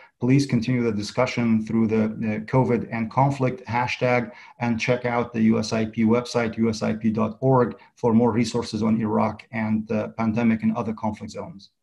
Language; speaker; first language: English; non-native, fluent; Central Kurdish